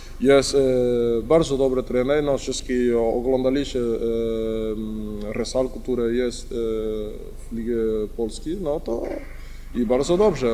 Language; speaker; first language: Polish; non-native, learner; Spanish